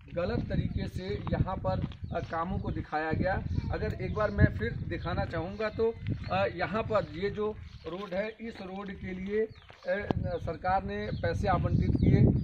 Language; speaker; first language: Hindi; non-native, local second language; Marathi